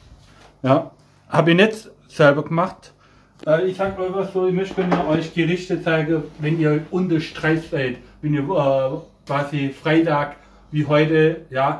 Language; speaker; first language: German; non-native, fluent; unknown